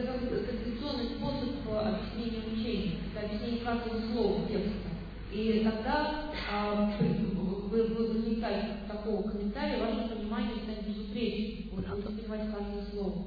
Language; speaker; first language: Russian; native; Russian